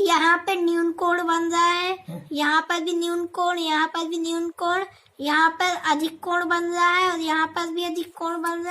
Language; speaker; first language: Hindi; native; Hindi